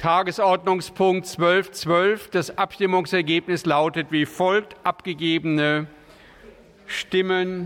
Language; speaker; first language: German; native; German